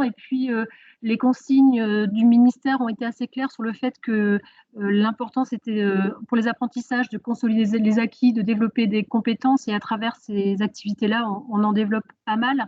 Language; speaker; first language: French; native; French